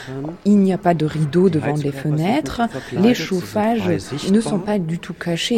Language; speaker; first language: French; native; French